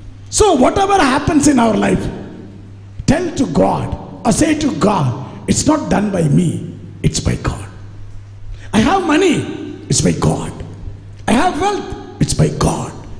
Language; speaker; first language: English; non-native, local second language; Tamil